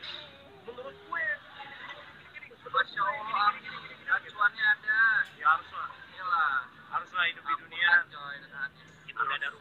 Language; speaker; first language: Indonesian; native; Indonesian